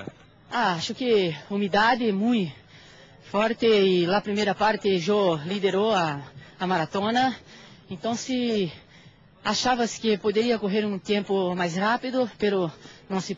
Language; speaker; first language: Spanish; non-native, learner; Portuguese